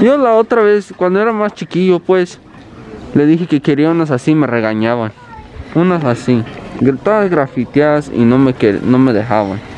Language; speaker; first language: Spanish; early bilingual, heritage; Spanish